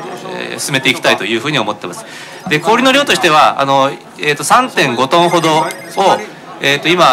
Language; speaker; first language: Japanese; native; Japanese